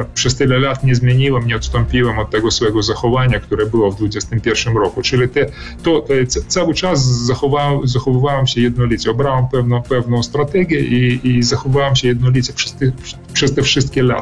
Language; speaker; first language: Polish; early bilingual, heritage; Polish